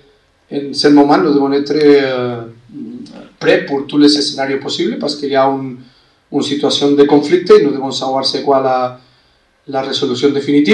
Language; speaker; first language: French; non-native, fluent; Spanish